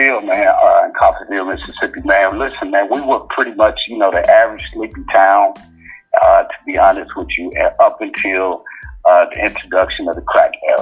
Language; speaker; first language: English; native; English